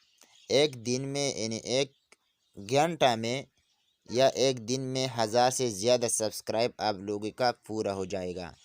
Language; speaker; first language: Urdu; non-native, local second language; Pashto